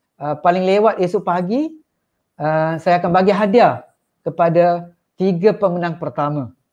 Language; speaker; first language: Malay; non-native, local second language; Tamil